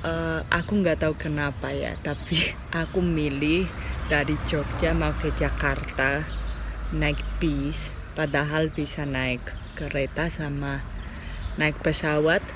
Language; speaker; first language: Indonesian; non-native, fluent; Spanish